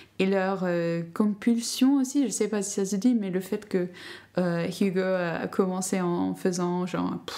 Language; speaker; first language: French; non-native, fluent; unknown